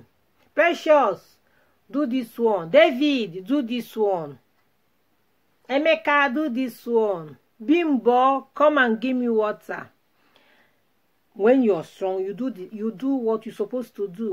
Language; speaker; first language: English; non-native, local second language; Igbo